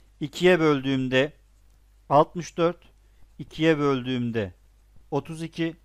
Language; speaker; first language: Turkish; native; Turkish